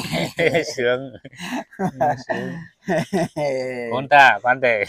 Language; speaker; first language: Vietnamese; native; Vietnamese